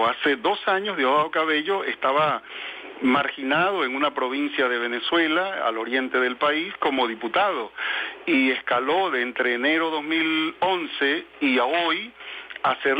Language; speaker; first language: Spanish; native; Spanish